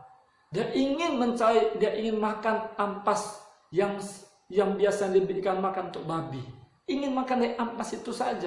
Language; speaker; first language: Indonesian; native; Indonesian